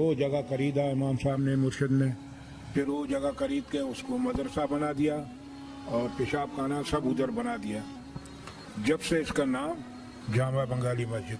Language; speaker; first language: Hindi; non-native, local second language; Bangla